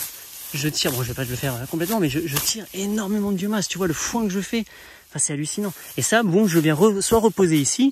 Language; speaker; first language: French; native; French